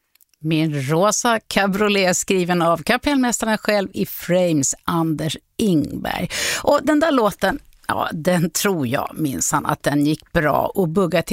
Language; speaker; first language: Swedish; native; Swedish